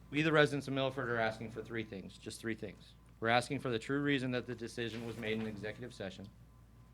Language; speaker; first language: English; native; English